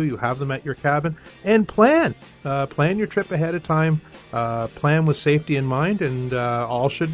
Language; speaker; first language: English; native; English